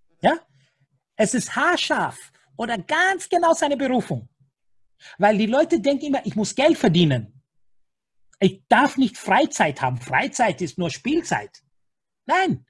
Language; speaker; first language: German; non-native, fluent; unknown